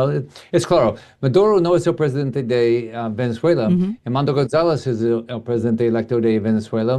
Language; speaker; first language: Spanish; non-native, learner; English